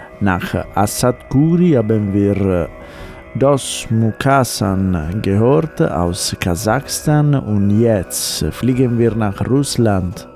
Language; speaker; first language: German; non-native, learner; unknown